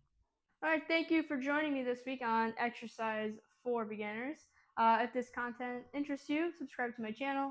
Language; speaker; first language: English; native; English